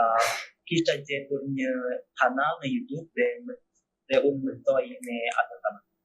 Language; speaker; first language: Albanian; non-native, learner; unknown